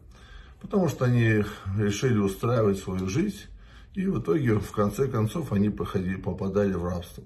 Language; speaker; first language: Russian; native; Russian